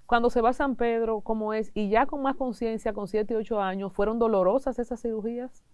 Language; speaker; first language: Spanish; native; Spanish